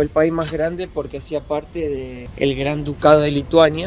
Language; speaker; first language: Spanish; native; Spanish